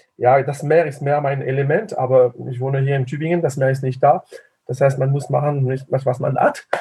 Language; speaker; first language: German; non-native, fluent; French